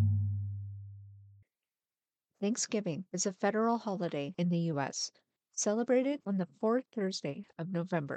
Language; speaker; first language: English; native; English